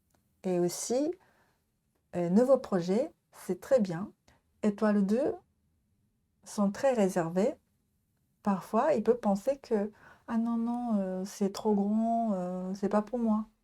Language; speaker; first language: French; non-native, learner; Japanese